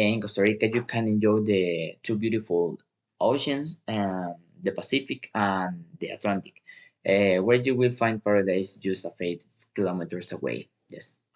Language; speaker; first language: English; non-native, learner; Spanish